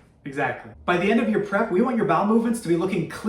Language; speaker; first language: English; native; English